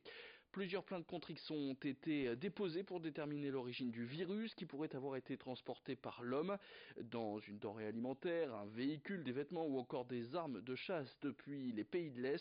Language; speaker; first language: French; native; French